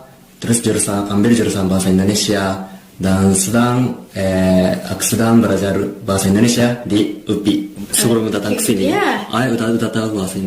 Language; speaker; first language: Indonesian; non-native, learner; Japanese